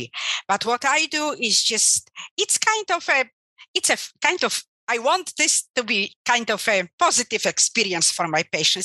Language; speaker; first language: English; non-native, fluent; Polish